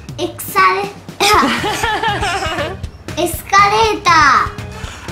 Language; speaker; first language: Japanese; early bilingual, heritage; Japanese